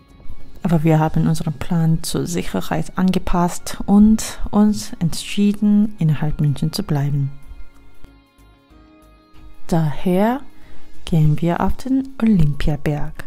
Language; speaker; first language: German; non-native, fluent; Korean